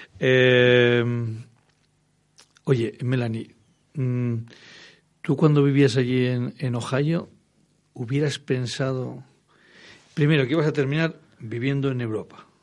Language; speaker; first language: Spanish; native; Spanish